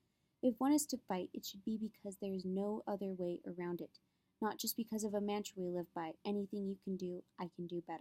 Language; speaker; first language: English; native; English